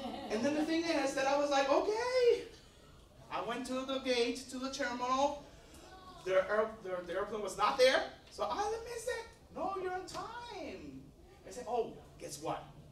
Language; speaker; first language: English; non-native, fluent; Spanish